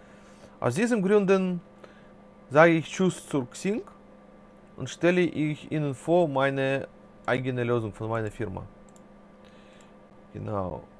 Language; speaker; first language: German; non-native, fluent; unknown